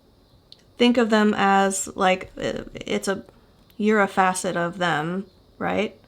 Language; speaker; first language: English; native; English